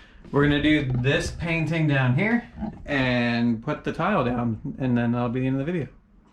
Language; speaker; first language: English; native; English